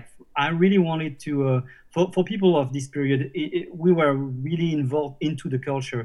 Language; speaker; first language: English; non-native, fluent; French